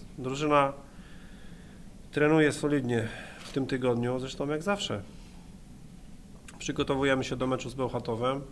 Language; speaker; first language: Polish; native; Polish